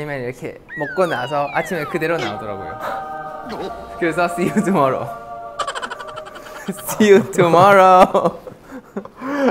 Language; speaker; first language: Korean; non-native, fluent; Thai